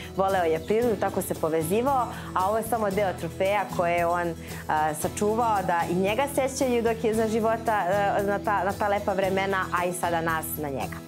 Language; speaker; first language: Serbian; native; Serbian